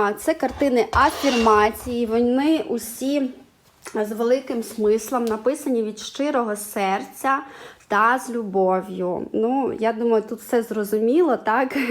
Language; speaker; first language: Ukrainian; non-native, local second language; Russian